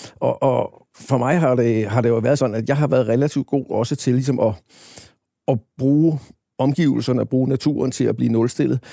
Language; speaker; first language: Danish; native; Danish